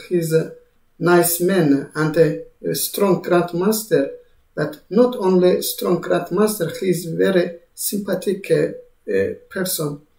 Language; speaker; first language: English; non-native, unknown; Azerbaijani